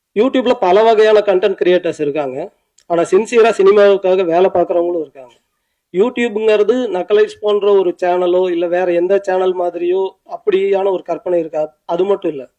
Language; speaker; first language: Tamil; native; Tamil